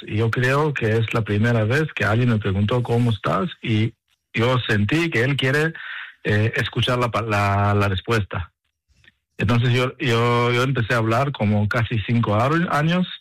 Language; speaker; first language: Spanish; non-native, fluent; Hebrew